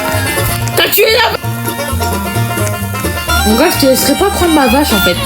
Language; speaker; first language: French; native; French